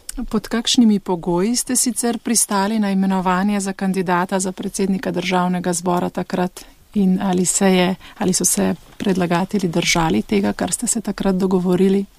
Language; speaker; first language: Slovenian; native; Slovenian